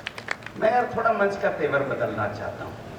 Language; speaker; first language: Hindi; native; Hindi